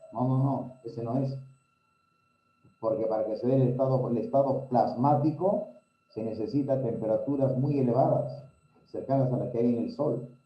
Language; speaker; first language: Spanish; native; Spanish